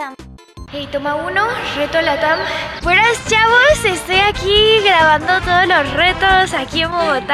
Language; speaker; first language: Spanish; native; Spanish